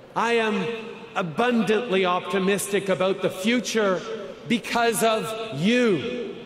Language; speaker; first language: English; native; English